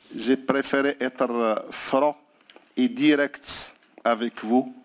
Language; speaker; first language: French; non-native, local second language; Arabic